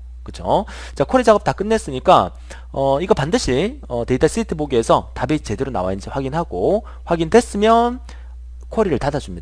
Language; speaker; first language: Korean; native; Korean